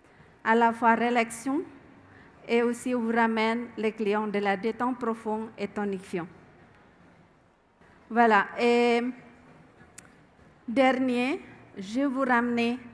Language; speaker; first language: French; non-native, learner; Indonesian